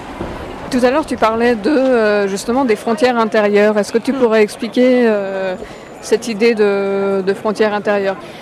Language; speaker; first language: French; native; French